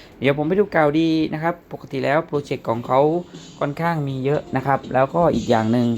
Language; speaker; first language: Thai; native; Thai